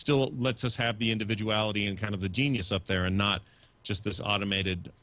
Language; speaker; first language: English; native; English